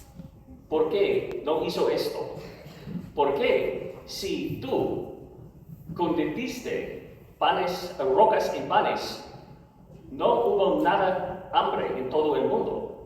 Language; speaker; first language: Spanish; non-native, learner; English